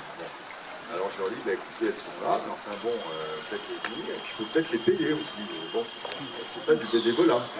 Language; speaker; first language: French; native; French